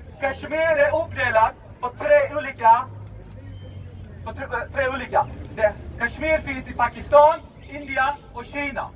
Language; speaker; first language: Swedish; non-native, learner; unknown